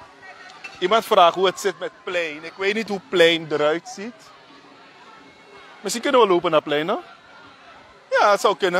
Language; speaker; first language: Dutch; native; Dutch